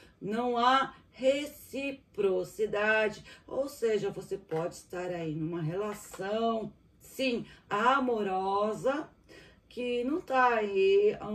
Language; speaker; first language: Portuguese; native; Portuguese